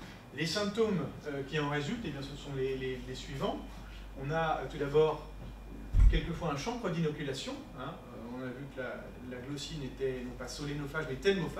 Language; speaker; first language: French; native; French